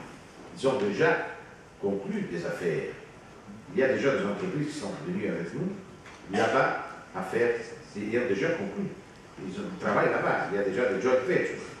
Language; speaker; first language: French; non-native, fluent; Italian